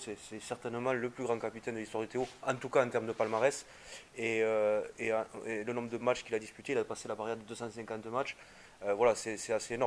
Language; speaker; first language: French; native; French